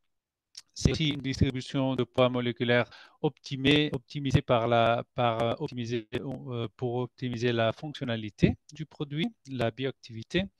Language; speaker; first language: French; non-native, fluent; Spanish